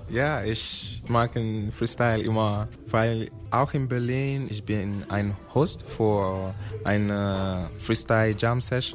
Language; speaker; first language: German; non-native, learner; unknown